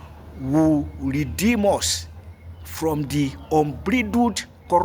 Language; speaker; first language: English; non-native, local second language; Yoruba